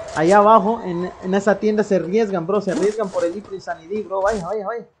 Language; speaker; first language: Spanish; native; Spanish